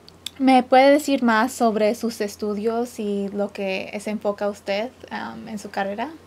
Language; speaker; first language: Spanish; early bilingual, other home language; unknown